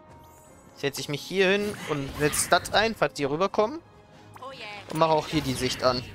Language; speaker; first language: German; native; German